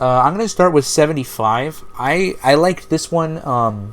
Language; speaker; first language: English; native; English